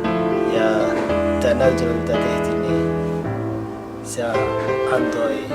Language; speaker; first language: Finnish; early bilingual, other home language; Somali